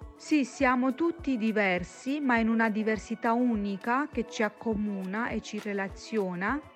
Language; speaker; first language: Italian; non-native, fluent; Romanian